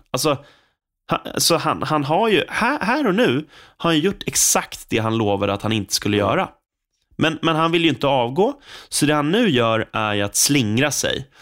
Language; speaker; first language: Swedish; native; Swedish